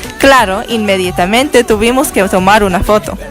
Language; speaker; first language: Spanish; non-native, learner; English